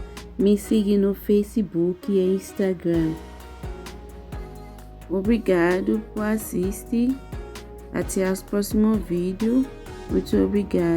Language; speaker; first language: Portuguese; non-native, learner; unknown